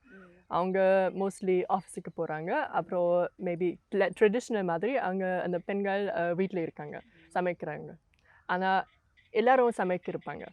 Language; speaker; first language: Tamil; non-native, learner; German